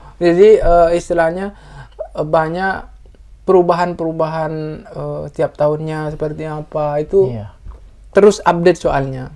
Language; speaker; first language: Indonesian; non-native, local second language; Madurese